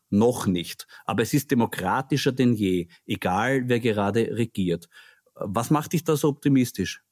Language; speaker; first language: German; native; German